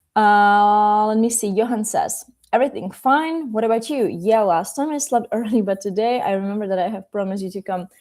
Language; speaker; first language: English; non-native, fluent; Czech